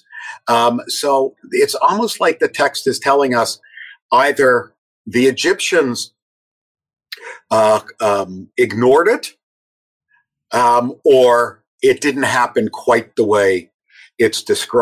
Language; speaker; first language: English; native; English